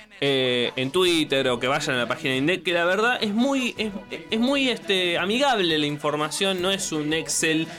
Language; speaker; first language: Spanish; native; Spanish